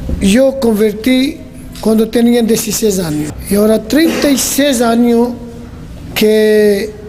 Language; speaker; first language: Spanish; non-native, learner; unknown